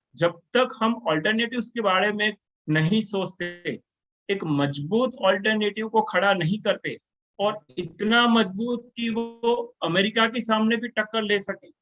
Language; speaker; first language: Hindi; non-native, local second language; Gujarati